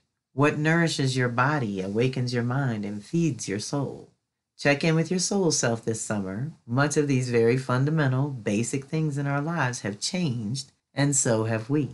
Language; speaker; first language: English; native; English